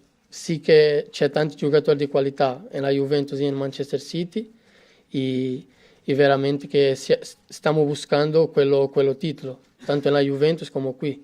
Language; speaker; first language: Italian; non-native, fluent; Portuguese